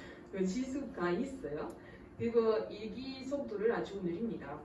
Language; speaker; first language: Korean; non-native, fluent; French